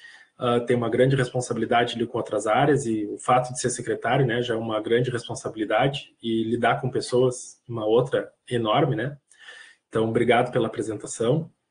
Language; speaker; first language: Portuguese; native; Portuguese